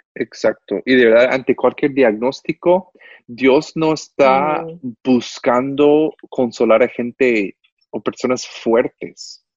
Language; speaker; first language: Spanish; non-native, fluent; English